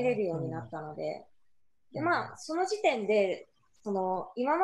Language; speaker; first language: Japanese; native; Japanese